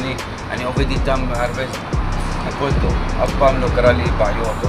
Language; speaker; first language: Hebrew; non-native, local second language; Arabic